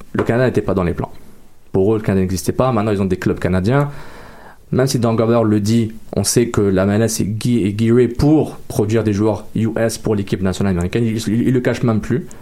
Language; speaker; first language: French; native; French